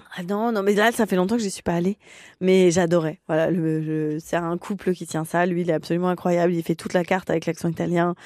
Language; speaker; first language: French; native; French